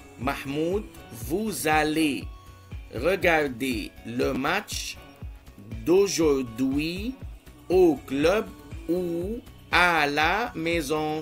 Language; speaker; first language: French; non-native, fluent; Arabic